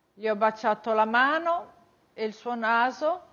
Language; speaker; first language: Italian; native; Italian